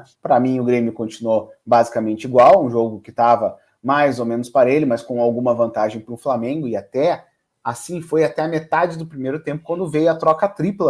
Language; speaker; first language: Portuguese; native; Portuguese